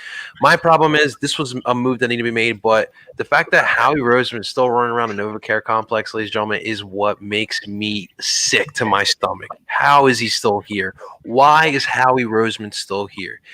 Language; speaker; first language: English; native; English